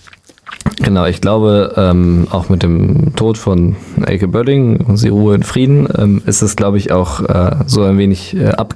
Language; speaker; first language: German; native; German